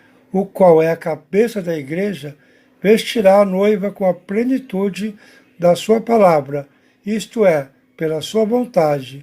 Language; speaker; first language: Portuguese; native; Portuguese